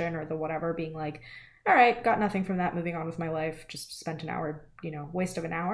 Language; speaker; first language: English; native; English